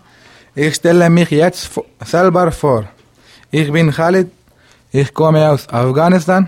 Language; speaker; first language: German; non-native, learner; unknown